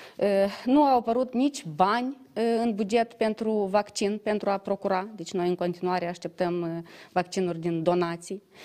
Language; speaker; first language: Romanian; native; Romanian